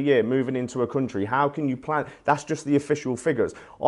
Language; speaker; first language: English; native; English